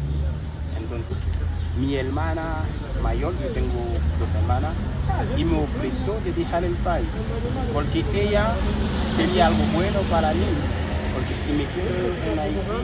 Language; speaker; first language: Spanish; non-native, learner; Haitian Creole